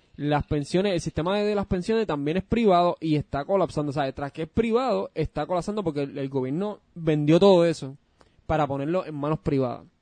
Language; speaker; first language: Spanish; native; Spanish